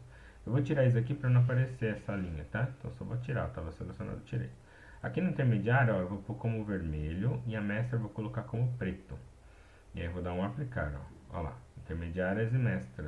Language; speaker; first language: Portuguese; native; Portuguese